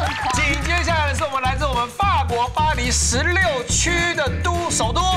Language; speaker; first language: Chinese; native; Chinese